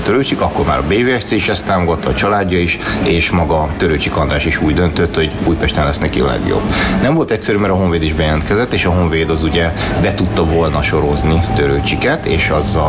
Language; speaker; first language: Hungarian; native; Hungarian